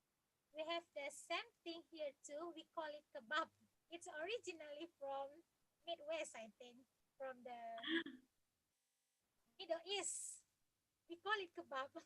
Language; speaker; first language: English; non-native, fluent; Indonesian